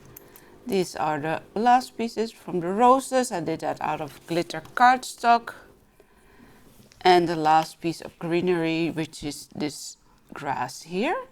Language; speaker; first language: English; non-native, fluent; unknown